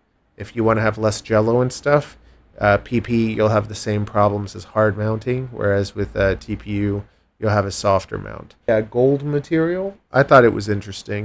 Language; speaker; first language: English; native; English